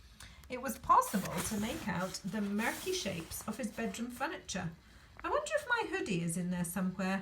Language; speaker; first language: English; native; English